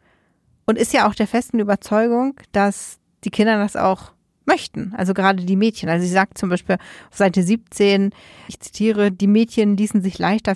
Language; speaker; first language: German; native; German